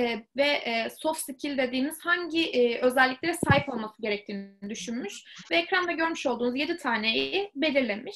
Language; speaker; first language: Turkish; native; Turkish